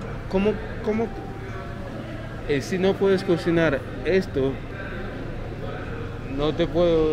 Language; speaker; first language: Spanish; non-native, learner; English